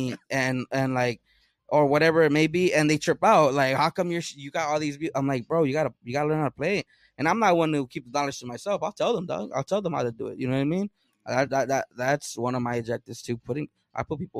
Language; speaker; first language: English; early bilingual, other home language; Spanish